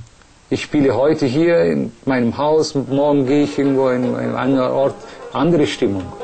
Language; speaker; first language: German; non-native, fluent; Persian